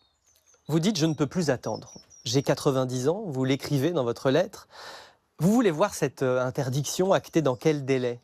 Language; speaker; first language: French; native; French